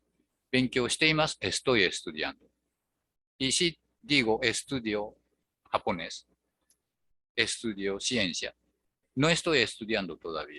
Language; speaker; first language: Spanish; non-native, fluent; Japanese